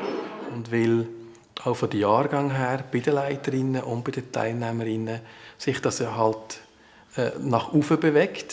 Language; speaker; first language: German; native; German